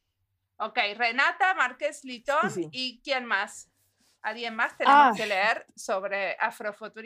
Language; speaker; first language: Portuguese; non-native, learner; Spanish